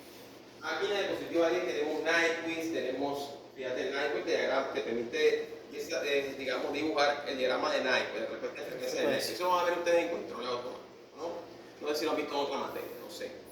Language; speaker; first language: Spanish; native; Spanish